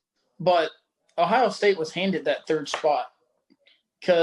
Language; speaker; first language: English; native; English